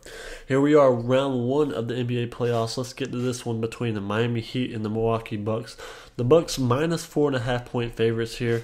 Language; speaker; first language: English; native; English